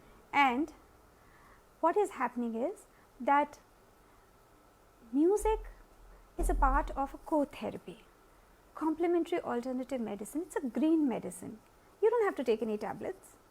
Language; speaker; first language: English; non-native, local second language; Hindi